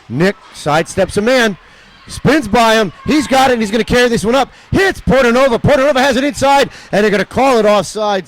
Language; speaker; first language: English; native; English